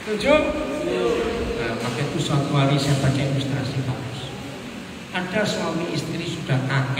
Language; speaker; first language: Indonesian; native; Indonesian